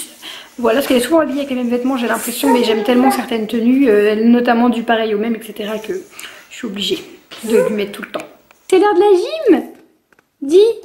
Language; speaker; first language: French; native; French